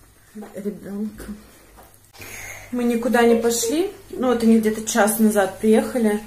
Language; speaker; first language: Russian; native; Russian